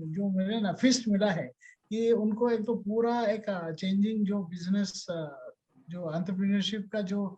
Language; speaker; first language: Hindi; non-native, local second language; Marathi